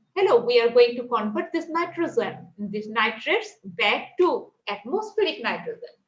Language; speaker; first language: English; non-native, local second language; Bangla